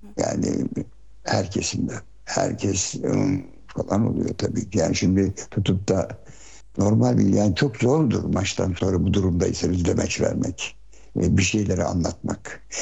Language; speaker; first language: Turkish; early bilingual, heritage; Turkish